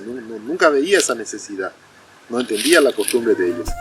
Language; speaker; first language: Spanish; native; Spanish